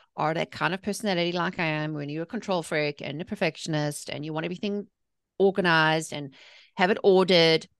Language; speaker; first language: English; native; English